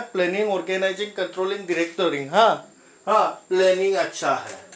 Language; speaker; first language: Hindi; non-native, local second language; Assamese